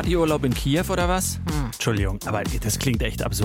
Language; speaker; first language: German; native; German